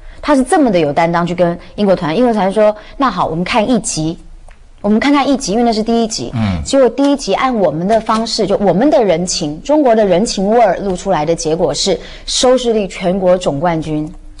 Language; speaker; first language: Chinese; native; Chinese